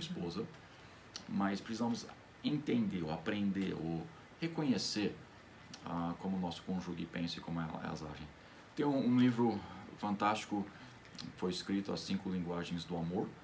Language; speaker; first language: Portuguese; non-native, fluent; English